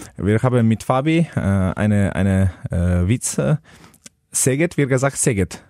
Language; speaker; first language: German; non-native, learner; Slovenian